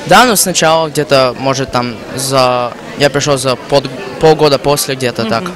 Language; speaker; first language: Russian; early bilingual, heritage; Russian